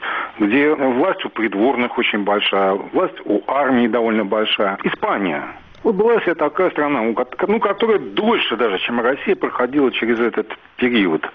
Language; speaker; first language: Russian; native; Russian